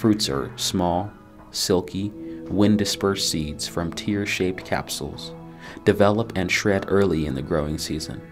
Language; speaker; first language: English; native; English